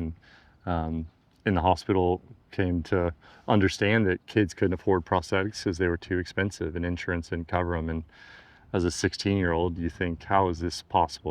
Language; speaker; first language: English; native; English